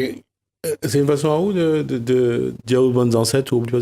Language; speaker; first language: French; non-native, local second language; Réunion Creole French